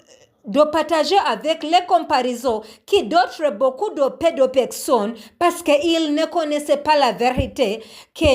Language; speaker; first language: French; non-native, learner; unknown